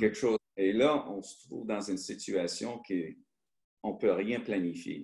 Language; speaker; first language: French; early bilingual, heritage; French